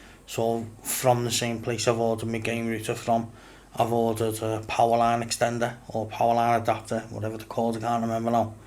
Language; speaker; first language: English; native; English